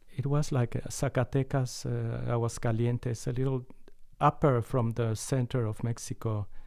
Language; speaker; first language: English; non-native, fluent; Spanish